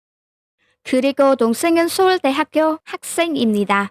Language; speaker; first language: Korean; non-native, fluent; Khmer